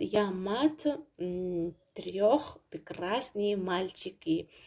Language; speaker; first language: Russian; non-native, learner; Tajik